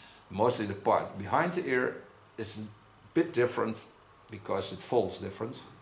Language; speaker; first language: English; non-native, fluent; Dutch